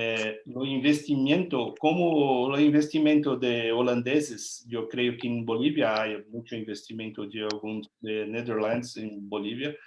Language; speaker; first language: Spanish; non-native, learner; Portuguese